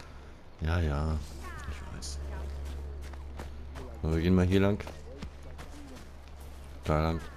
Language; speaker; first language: German; native; German